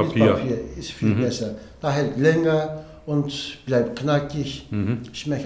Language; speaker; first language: German; non-native, learner; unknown